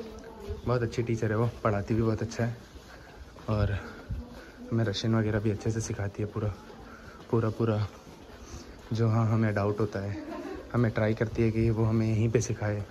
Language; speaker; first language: Hindi; native; Hindi